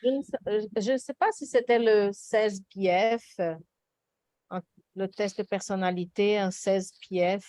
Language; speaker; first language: French; non-native, fluent; Portuguese